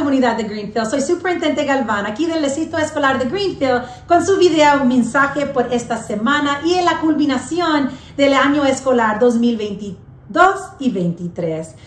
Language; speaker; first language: Spanish; early bilingual, heritage; English